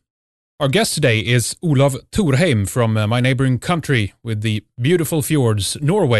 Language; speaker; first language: English; non-native, fluent; Swedish